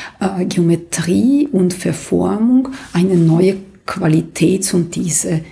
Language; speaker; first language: German; non-native, fluent; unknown